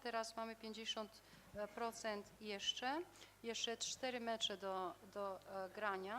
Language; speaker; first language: Polish; non-native, fluent; Albanian